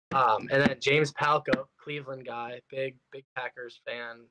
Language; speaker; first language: English; native; English